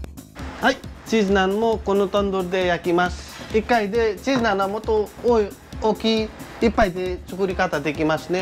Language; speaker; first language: Japanese; non-native, learner; Nepali